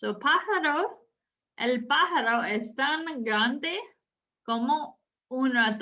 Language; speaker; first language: Spanish; non-native, fluent; English